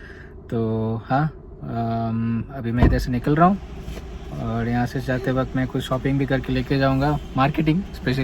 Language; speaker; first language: Hindi; native; Hindi